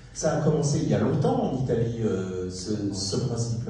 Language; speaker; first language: French; native; French